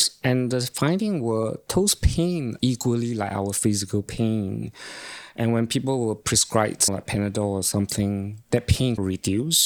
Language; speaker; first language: English; non-native, local second language; Chinese